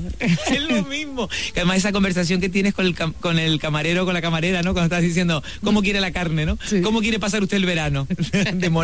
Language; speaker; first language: Spanish; native; Spanish